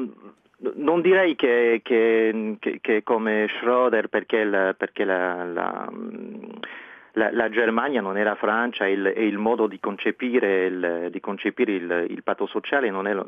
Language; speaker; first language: Italian; non-native, fluent; French